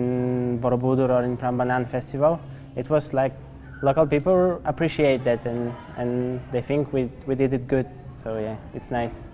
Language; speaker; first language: English; non-native, learner; Japanese